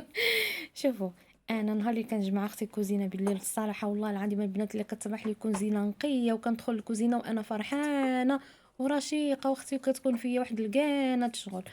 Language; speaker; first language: Arabic; native; Arabic